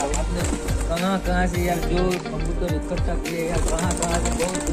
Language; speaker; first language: Hindi; non-native, local second language; Gujarati